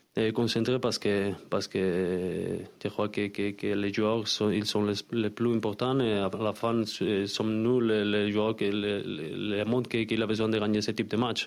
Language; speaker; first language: French; non-native, learner; Spanish